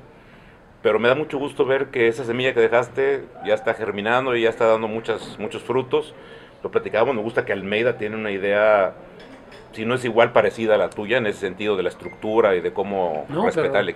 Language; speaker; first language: Spanish; native; Spanish